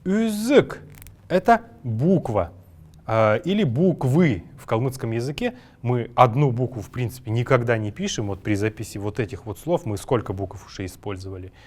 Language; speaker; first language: Russian; native; Russian